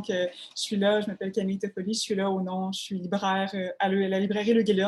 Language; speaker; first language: French; native; French